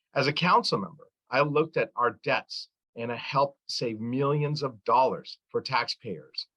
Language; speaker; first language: English; early bilingual, other home language; Arabic